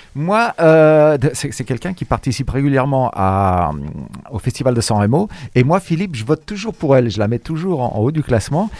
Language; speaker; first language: French; native; French